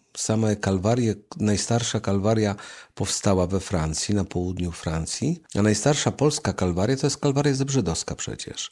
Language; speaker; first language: Polish; native; Polish